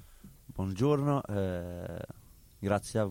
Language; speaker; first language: Italian; non-native, learner; Arabic